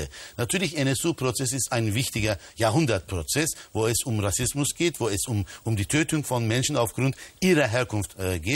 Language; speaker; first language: German; non-native, fluent; Turkish